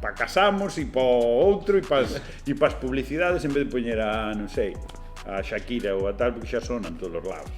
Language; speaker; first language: Galician; native; Galician